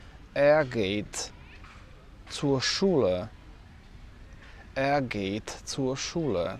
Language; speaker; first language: German; non-native, fluent; Polish